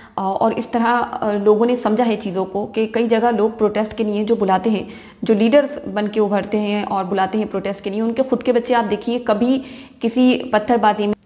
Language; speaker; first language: Hindi; native; Hindi